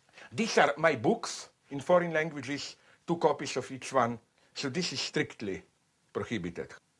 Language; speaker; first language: English; non-native, fluent; Slovenian